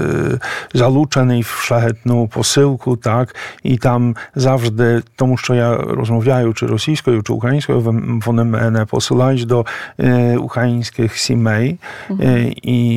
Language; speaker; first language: Ukrainian; non-native, fluent; Polish